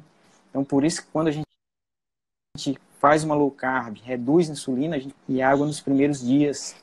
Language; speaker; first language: Portuguese; native; Portuguese